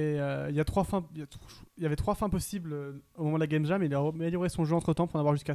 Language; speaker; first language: French; native; French